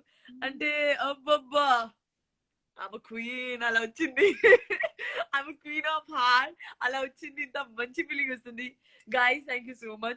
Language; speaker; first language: Telugu; non-native, learner; Gujarati